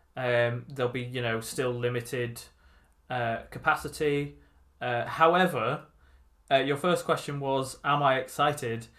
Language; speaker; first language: English; native; English